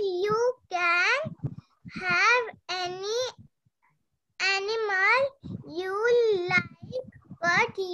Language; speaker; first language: English; non-native, learner; Hindi